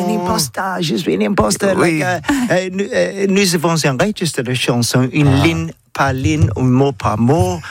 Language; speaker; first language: French; non-native, learner; English